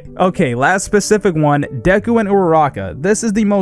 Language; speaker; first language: English; native; English